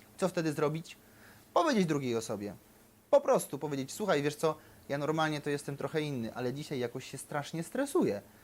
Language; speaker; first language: Polish; native; Polish